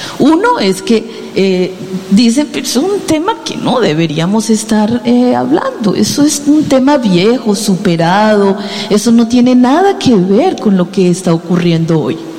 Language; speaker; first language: Spanish; native; Spanish